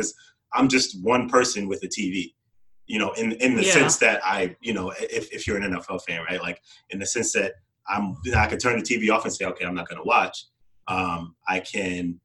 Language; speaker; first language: English; native; English